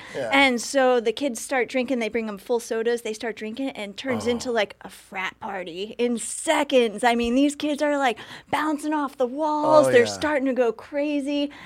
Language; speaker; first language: English; native; English